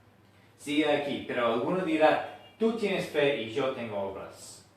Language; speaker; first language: Spanish; non-native, fluent; English